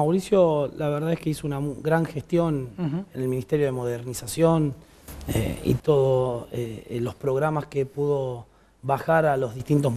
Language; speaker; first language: Spanish; native; Spanish